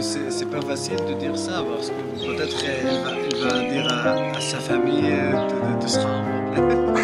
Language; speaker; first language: French; non-native, learner; Arabic